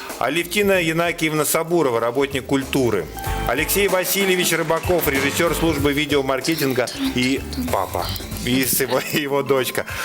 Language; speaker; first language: Russian; native; Russian